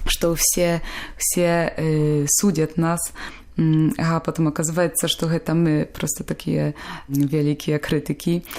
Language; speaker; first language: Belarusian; non-native, local second language; Polish